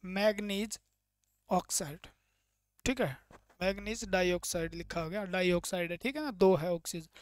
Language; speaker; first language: Hindi; native; Hindi